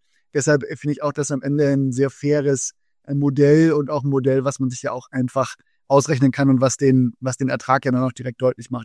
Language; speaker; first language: German; native; German